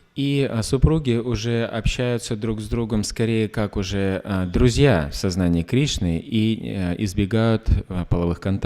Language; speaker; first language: Russian; native; Russian